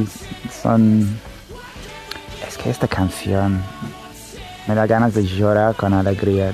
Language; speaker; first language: Spanish; non-native, fluent; English